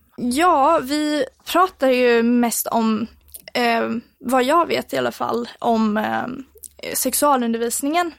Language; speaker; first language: Swedish; early bilingual, other home language; Romanian